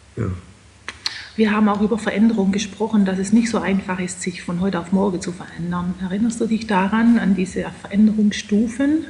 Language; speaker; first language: German; native; German